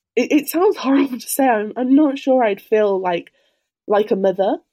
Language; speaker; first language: English; native; English